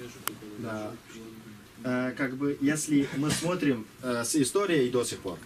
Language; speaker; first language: Russian; non-native, learner; Kurdish